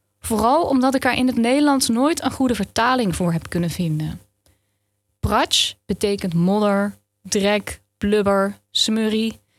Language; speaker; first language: Dutch; native; Dutch